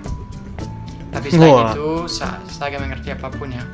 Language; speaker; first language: Indonesian; non-native, fluent; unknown